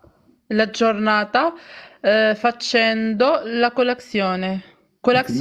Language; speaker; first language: Italian; non-native, learner; Arabic